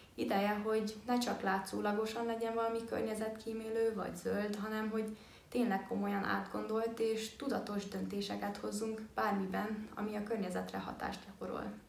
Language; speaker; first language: Hungarian; early bilingual, heritage; Hungarian